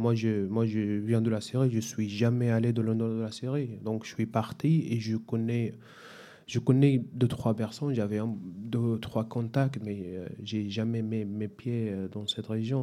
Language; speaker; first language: French; non-native, fluent; Arabic